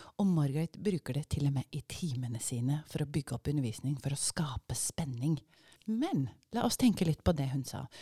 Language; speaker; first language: Norwegian; native; Norwegian